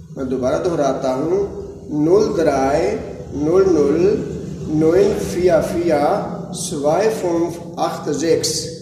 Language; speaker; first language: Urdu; non-native, local second language; Punjabi